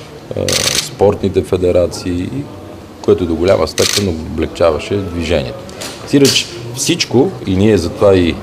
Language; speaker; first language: Bulgarian; native; Bulgarian